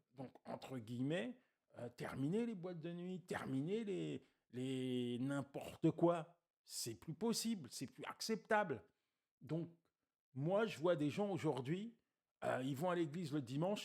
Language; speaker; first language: French; native; French